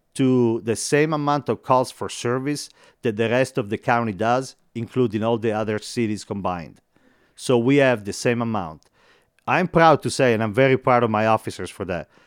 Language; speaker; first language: English; non-native, fluent; Italian